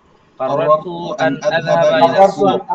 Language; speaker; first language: Arabic; non-native, learner; Bangla